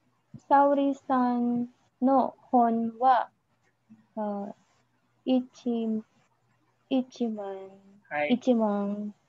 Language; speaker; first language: Japanese; non-native, learner; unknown